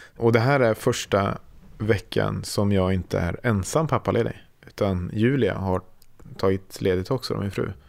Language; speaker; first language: Swedish; native; Swedish